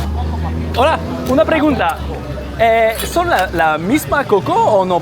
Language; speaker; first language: Spanish; non-native, learner; French